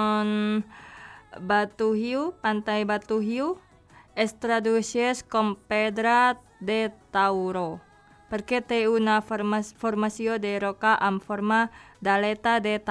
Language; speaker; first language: Catalan; non-native, fluent; Indonesian